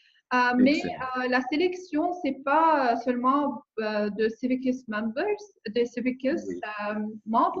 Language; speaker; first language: French; non-native, learner; English